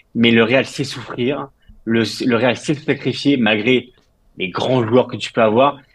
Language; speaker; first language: French; native; French